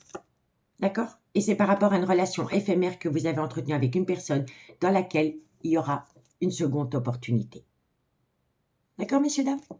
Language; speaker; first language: French; native; French